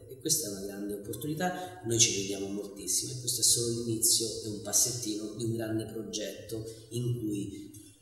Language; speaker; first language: Italian; native; Italian